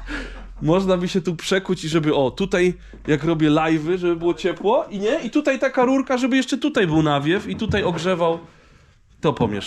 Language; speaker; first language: Polish; native; Polish